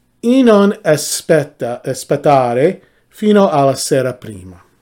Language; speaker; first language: Italian; non-native, learner; English